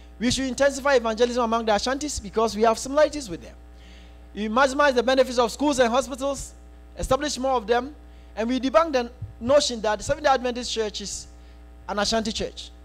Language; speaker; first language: English; non-native, local second language; Akan